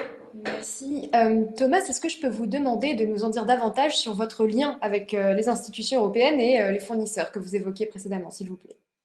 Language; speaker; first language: French; native; French